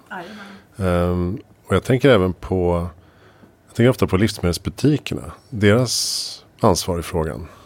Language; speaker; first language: Swedish; native; Swedish